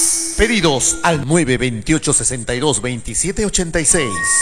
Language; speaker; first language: Spanish; native; Spanish